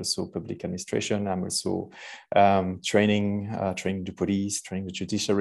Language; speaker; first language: English; non-native, fluent; French